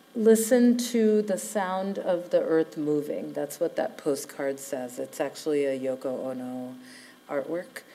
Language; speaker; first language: English; native; English